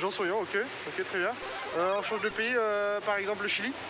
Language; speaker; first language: French; native; French